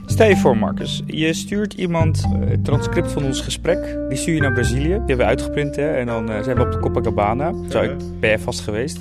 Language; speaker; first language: Dutch; native; Dutch